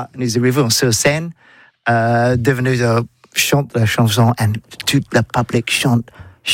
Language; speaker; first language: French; non-native, learner; English